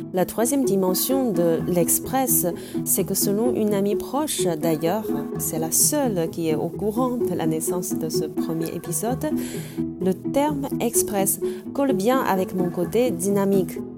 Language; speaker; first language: French; non-native, fluent; Chinese